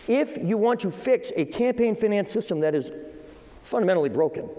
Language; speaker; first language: English; native; English